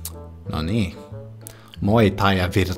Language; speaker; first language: Finnish; non-native, learner; English